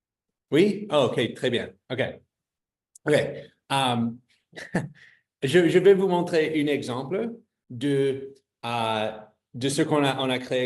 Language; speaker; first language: French; non-native, fluent; English